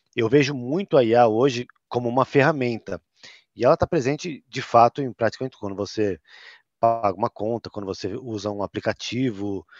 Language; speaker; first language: Portuguese; native; Portuguese